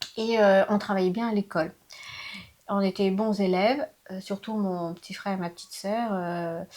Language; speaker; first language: French; early bilingual, other home language; Lao